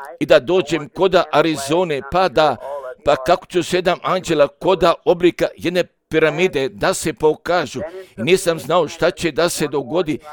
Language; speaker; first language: Croatian; early bilingual, heritage; Croatian